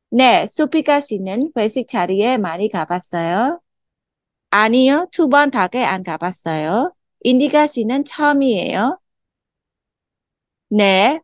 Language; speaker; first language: Korean; non-native, fluent; Khmer